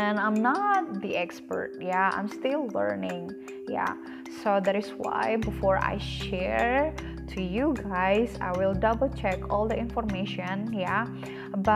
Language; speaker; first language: English; non-native, fluent; Indonesian